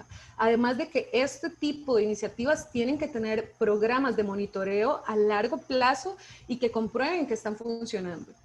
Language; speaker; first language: Spanish; native; Spanish